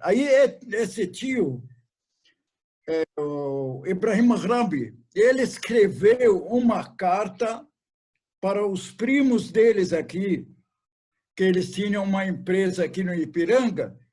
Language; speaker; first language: Portuguese; non-native, fluent; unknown